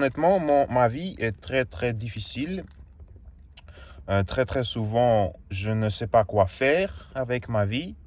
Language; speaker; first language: French; non-native, learner; Russian